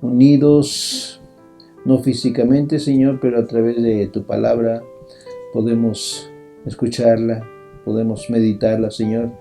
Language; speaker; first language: Spanish; native; Spanish